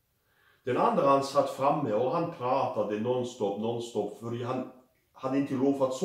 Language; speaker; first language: Swedish; non-native, fluent; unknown